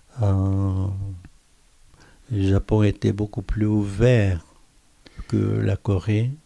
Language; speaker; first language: French; non-native, fluent; Korean